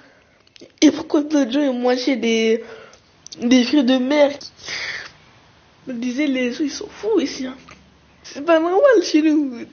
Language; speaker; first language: French; early bilingual, other home language; Arabic